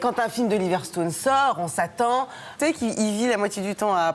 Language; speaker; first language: French; native; French